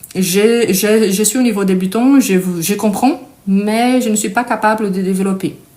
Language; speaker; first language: French; non-native, fluent; Portuguese